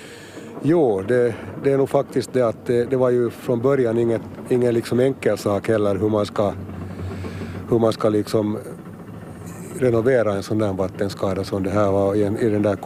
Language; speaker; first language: Swedish; native; Swedish